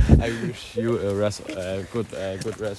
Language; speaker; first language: English; non-native, learner; German